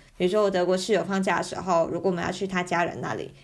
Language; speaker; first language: Chinese; native; Chinese